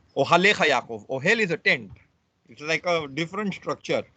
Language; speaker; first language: English; non-native, local second language; Marathi